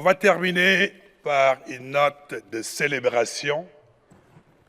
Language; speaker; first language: French; non-native, local second language; Wolof